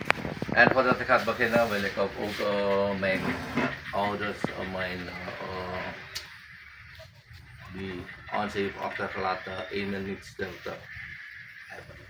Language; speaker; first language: Dutch; non-native, local second language; Javanese